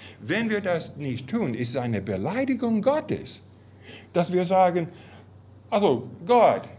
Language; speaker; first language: German; non-native, fluent; English